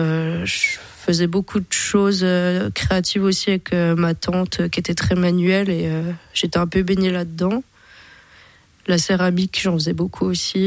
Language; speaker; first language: French; native; French